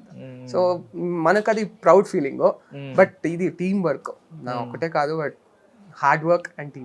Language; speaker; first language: Telugu; non-native, learner; Kannada